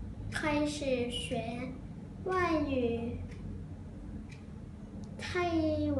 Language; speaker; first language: Chinese; non-native, learner; Thai